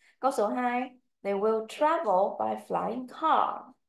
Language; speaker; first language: English; non-native, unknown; Vietnamese